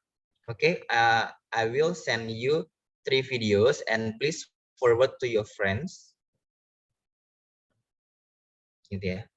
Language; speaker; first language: English; non-native, learner; Indonesian